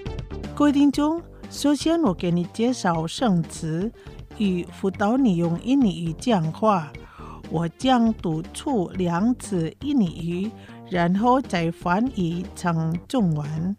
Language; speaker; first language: Chinese; non-native, learner; Indonesian